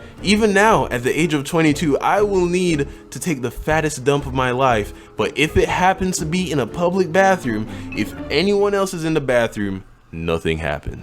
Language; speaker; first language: English; native; English